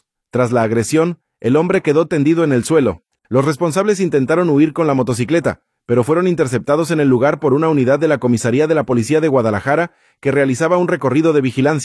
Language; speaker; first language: Spanish; native; Spanish